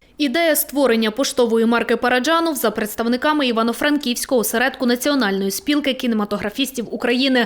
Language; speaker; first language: Ukrainian; native; Ukrainian